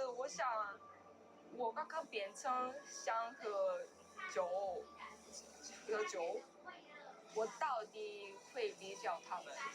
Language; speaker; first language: Chinese; non-native, learner; Korean